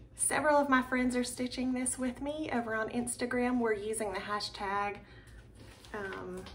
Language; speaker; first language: English; native; English